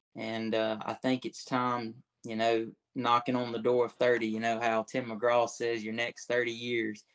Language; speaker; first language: English; native; English